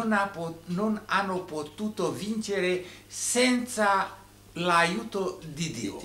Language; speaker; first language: Italian; non-native, fluent; Romanian